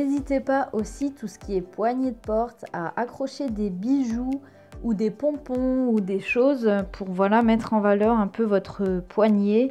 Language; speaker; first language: French; native; French